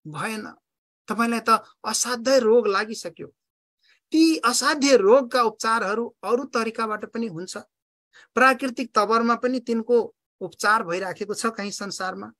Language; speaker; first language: Nepali; non-native, local second language; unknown